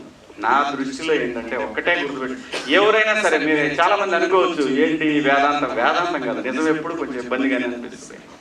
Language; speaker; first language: Telugu; native; Telugu